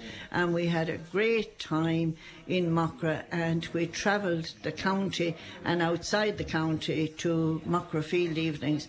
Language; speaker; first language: English; native; English